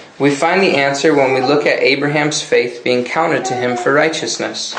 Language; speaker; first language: English; native; English